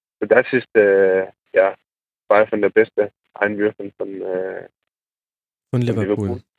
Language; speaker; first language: German; non-native, learner; Danish